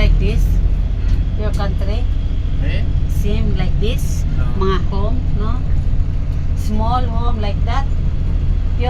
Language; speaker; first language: English; non-native, local second language; Filipino